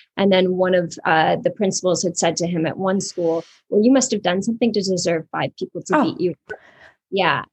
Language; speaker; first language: English; native; English